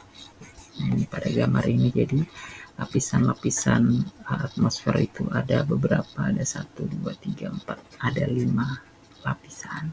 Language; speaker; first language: Indonesian; native; Indonesian